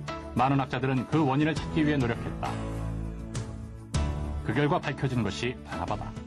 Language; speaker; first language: Korean; native; Korean